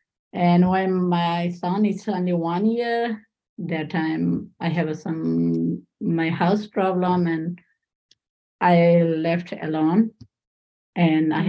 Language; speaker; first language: English; non-native, learner; Nepali